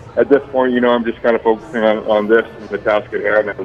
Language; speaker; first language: English; native; English